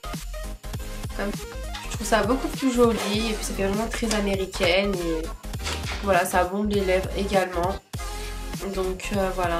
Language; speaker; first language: French; native; French